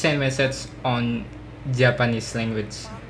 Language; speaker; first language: English; non-native, learner; Indonesian